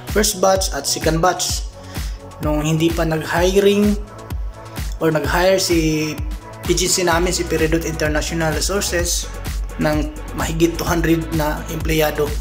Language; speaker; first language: Filipino; non-native, local second language; Cebuano